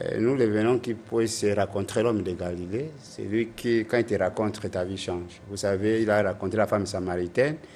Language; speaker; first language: French; non-native, local second language; Lingala